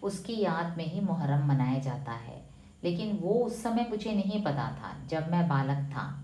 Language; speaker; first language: Hindi; non-native, local second language; Malayalam